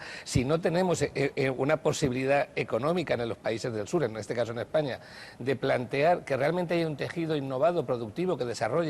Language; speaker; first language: Spanish; native; Spanish